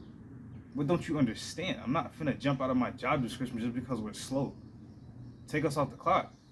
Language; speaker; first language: English; native; English